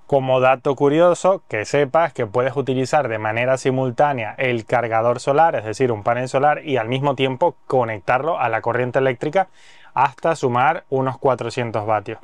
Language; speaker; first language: Spanish; native; Spanish